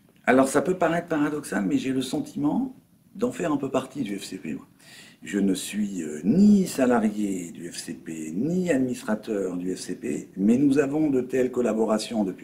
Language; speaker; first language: French; native; French